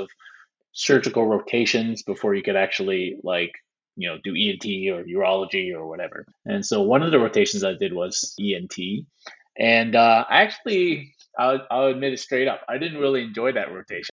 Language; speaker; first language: English; native; English